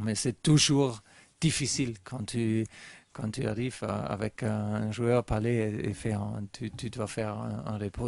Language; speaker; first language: French; non-native, learner; German